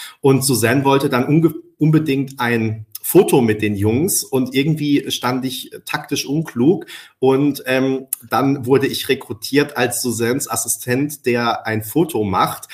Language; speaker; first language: German; early bilingual, other home language; Spanish